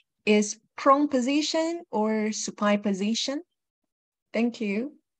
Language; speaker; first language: English; non-native, fluent; Chinese